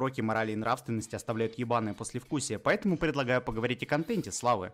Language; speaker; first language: Russian; native; Russian